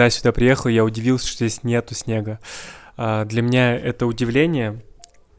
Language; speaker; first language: Russian; non-native, local second language; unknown